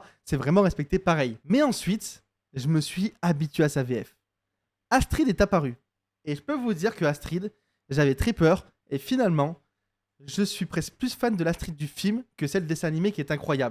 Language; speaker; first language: French; native; French